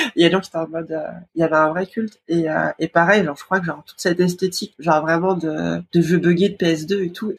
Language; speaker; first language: French; native; French